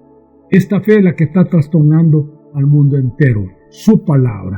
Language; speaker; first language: Spanish; native; Spanish